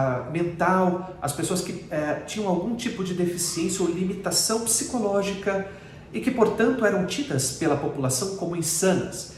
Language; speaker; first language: Portuguese; native; Portuguese